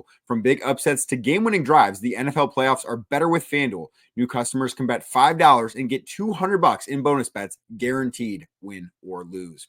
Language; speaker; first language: English; native; English